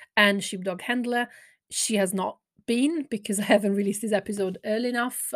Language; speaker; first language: English; non-native, fluent; Italian